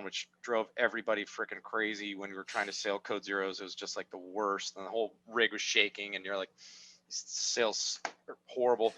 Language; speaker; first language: English; native; English